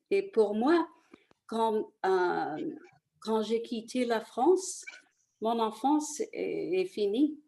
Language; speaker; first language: French; early bilingual, other home language; Italian